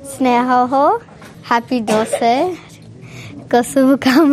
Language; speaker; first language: Nepali; early bilingual, heritage; Nepali